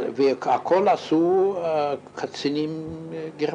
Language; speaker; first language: Hebrew; non-native, fluent; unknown